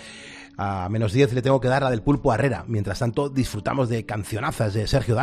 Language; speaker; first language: Spanish; native; Spanish